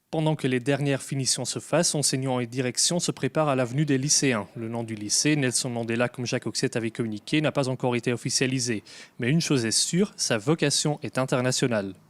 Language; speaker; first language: French; native; French